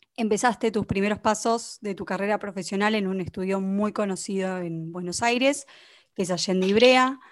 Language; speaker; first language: Spanish; native; Spanish